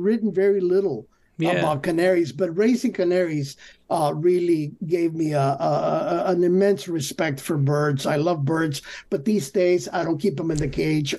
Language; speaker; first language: English; early bilingual, other home language; Spanish